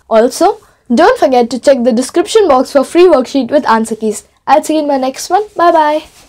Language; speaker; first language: English; non-native, local second language; Hindi